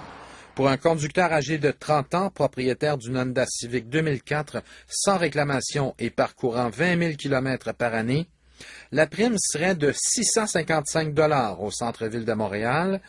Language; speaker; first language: French; native; French